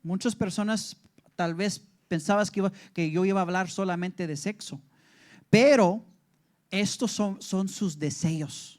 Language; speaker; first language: Spanish; early bilingual, heritage; English